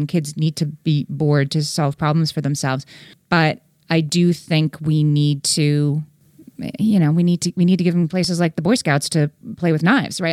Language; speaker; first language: English; native; English